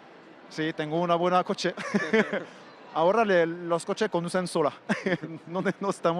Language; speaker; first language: Spanish; non-native, fluent; French